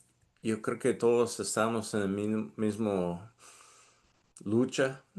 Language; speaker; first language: Spanish; non-native, fluent; English